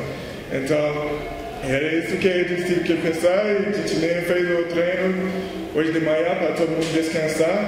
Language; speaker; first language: Portuguese; non-native, learner; English